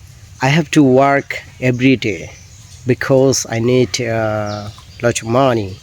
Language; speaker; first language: English; non-native, learner; Bangla